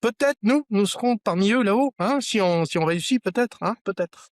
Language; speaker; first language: French; native; French